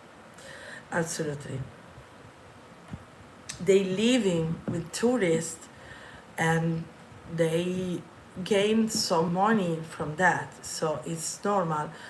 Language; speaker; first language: English; non-native, fluent; Italian